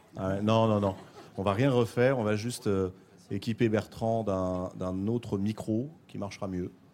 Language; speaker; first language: French; native; French